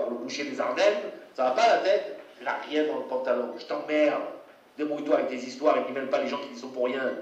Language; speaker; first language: French; native; French